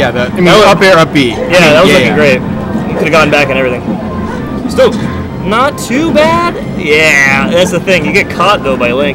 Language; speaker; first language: English; native; English